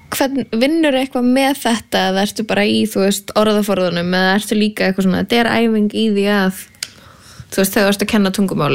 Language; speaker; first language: Icelandic; native; Icelandic